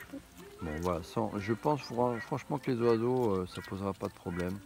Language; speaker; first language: French; native; French